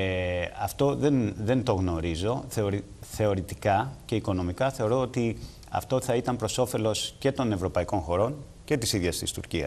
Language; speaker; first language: Greek; native; Greek